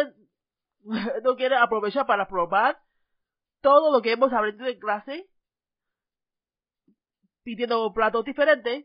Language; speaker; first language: Spanish; non-native, fluent; Chinese